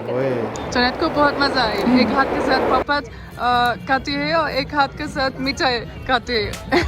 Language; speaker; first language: Hindi; non-native, learner; German